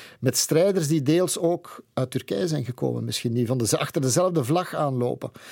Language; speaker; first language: Dutch; native; Dutch